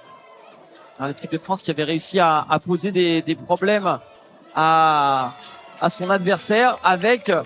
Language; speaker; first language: French; native; French